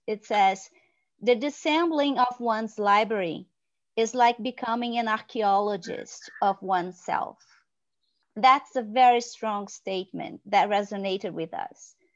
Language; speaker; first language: English; non-native, fluent; Portuguese